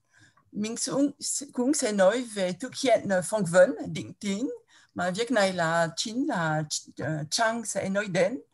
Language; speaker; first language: Vietnamese; non-native, fluent; French